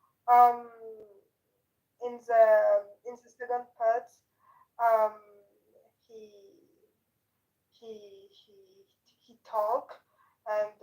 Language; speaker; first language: English; non-native, learner; French